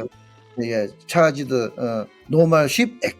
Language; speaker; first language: English; non-native, learner; Korean